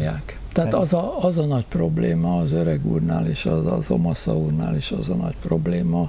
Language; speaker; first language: Hungarian; native; Hungarian